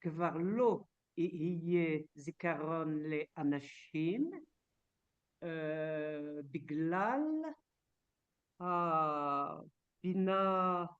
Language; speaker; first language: Hebrew; non-native, learner; French